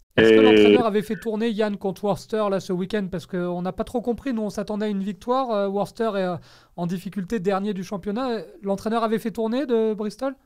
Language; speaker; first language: French; native; French